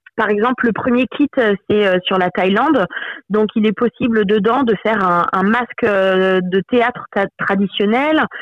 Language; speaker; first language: French; native; French